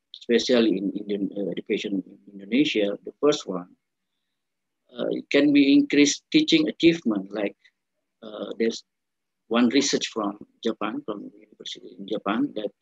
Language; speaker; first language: English; non-native, learner; Indonesian